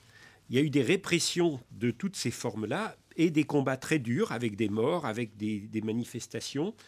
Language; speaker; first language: French; native; French